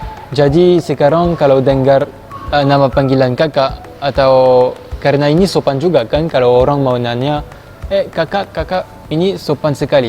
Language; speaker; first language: Indonesian; non-native, fluent; French